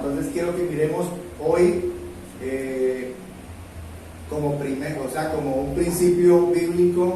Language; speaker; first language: Spanish; native; Spanish